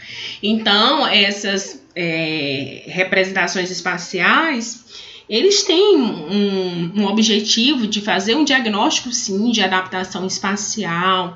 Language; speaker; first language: Portuguese; native; Portuguese